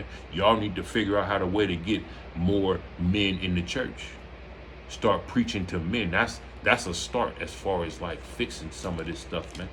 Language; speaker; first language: English; native; English